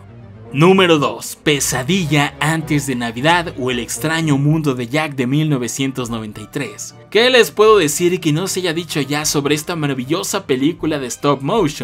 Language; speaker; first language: Spanish; native; Spanish